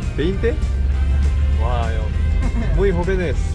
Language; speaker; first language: Spanish; non-native, learner; Korean